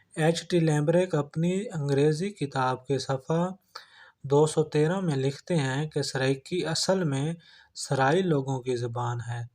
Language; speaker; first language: Urdu; non-native, local second language; Punjabi